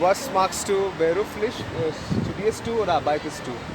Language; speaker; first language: German; non-native, fluent; Hindi